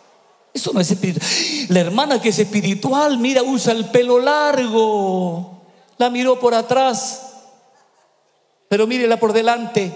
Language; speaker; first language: Spanish; native; Spanish